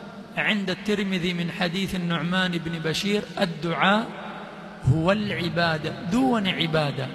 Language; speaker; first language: Arabic; non-native, fluent; Swahili